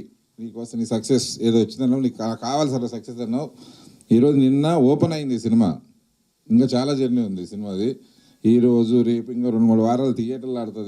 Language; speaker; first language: Telugu; native; Telugu